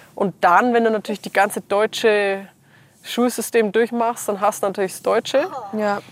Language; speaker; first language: German; early bilingual, other home language; English